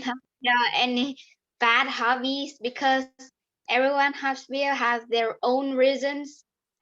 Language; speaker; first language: English; non-native, learner; Vietnamese